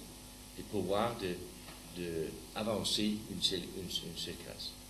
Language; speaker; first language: French; non-native, learner; Danish